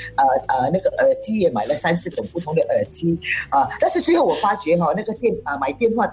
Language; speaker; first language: Chinese; non-native, local second language; Cantonese